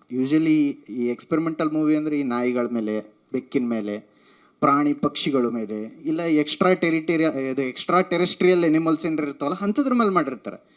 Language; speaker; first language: Kannada; native; Kannada